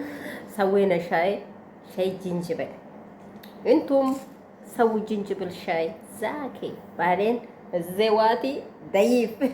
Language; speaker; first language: Arabic; non-native, learner; Amharic